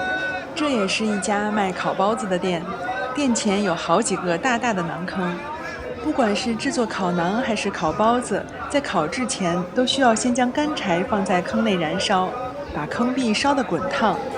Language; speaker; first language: Chinese; native; Chinese